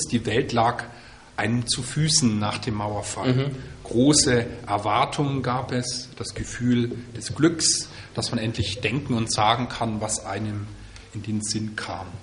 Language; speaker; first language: German; native; German